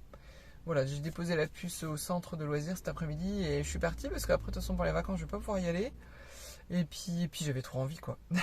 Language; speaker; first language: French; native; French